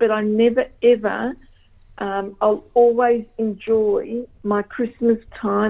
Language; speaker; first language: English; early bilingual, other home language; Macedonian